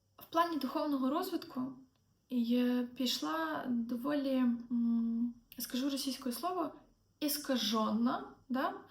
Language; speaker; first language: Ukrainian; non-native, local second language; Russian